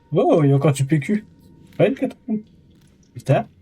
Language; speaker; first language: French; native; French